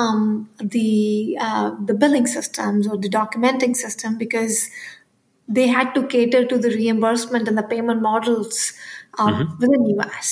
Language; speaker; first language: English; non-native, local second language; Hindi